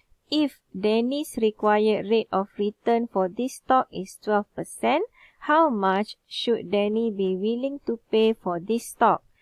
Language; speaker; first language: English; non-native, local second language; Malay